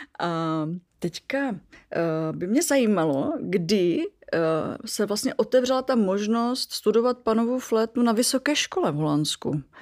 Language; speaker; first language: Czech; native; Czech